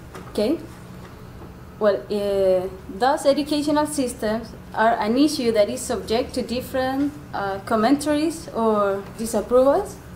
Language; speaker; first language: English; non-native, fluent; Spanish